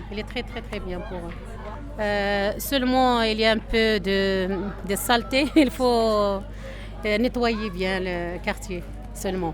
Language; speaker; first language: French; non-native, learner; Arabic